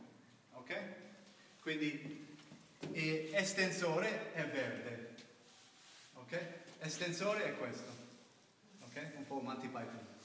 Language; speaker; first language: Italian; non-native, learner; English